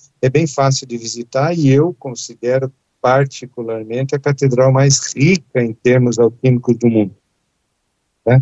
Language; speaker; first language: Portuguese; native; Portuguese